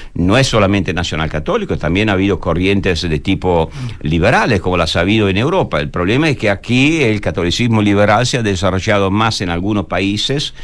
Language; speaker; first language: Spanish; non-native, fluent; Italian